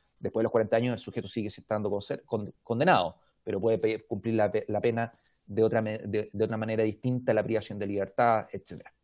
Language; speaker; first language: Spanish; native; Spanish